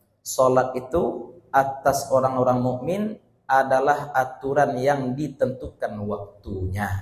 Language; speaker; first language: Malay; native; Malay